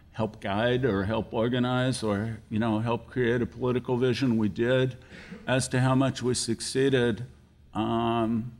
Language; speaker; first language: English; native; English